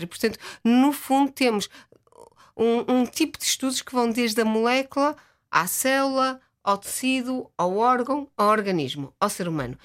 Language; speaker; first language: Portuguese; native; Portuguese